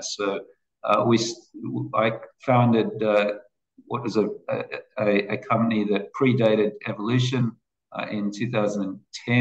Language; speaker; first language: English; native; English